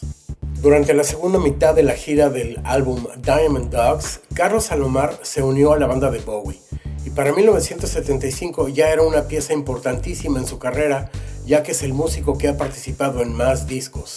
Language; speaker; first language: Spanish; native; Spanish